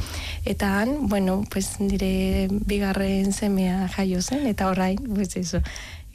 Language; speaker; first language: Basque; non-native, learner; Spanish